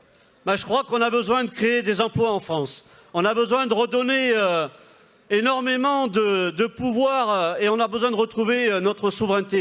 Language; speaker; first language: French; native; French